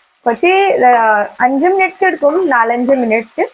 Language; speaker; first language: Malayalam; non-native, fluent; Hindi